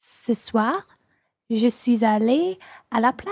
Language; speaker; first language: French; non-native, learner; English